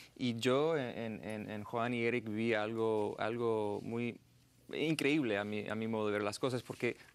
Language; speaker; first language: Spanish; non-native, fluent; English